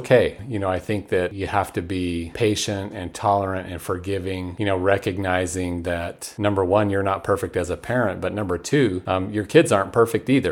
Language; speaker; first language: English; native; English